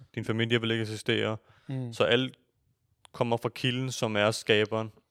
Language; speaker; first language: Danish; early bilingual, other home language; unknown